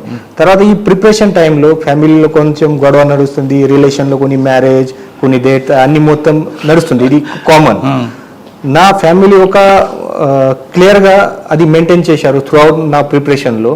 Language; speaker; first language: Telugu; non-native, learner; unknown